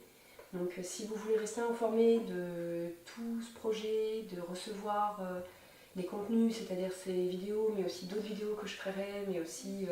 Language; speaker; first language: French; native; French